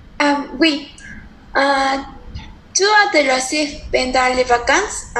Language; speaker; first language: French; non-native, learner; Spanish